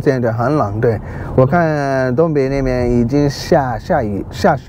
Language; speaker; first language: Chinese; non-native, learner; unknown